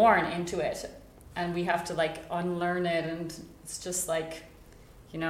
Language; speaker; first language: English; native; English